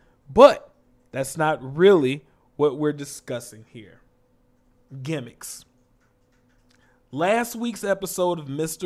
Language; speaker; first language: English; native; English